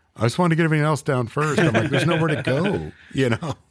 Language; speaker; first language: English; native; English